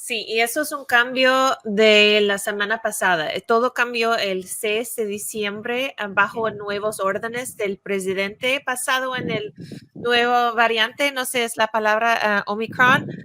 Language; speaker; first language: Spanish; non-native, fluent; English